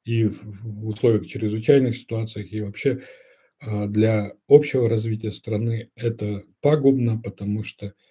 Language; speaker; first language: Russian; non-native, local second language; Kyrgyz